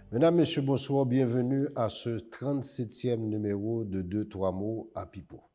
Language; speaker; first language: French; non-native, local second language; Haitian Creole